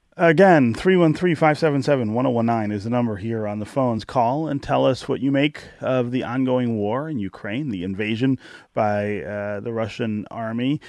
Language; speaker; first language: English; native; English